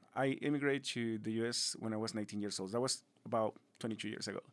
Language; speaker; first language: English; non-native, fluent; Spanish